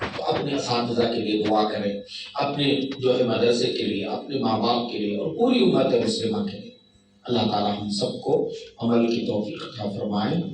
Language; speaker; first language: Urdu; native; Urdu